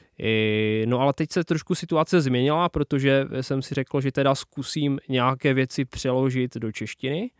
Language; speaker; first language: Czech; non-native, local second language; Polish